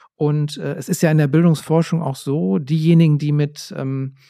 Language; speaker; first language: German; native; German